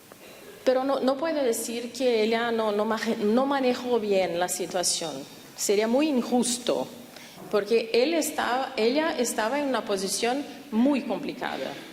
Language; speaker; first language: Spanish; non-native, fluent; Portuguese